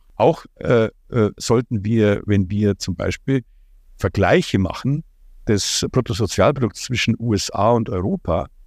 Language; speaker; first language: German; non-native, fluent; Ukrainian